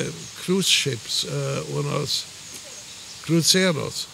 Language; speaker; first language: Spanish; non-native, fluent; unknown